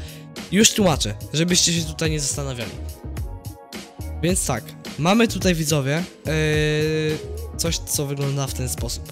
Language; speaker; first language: Polish; native; Polish